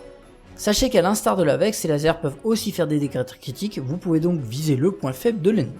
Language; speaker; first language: French; native; French